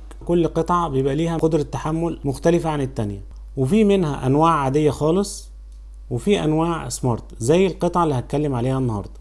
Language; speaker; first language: Arabic; native; Arabic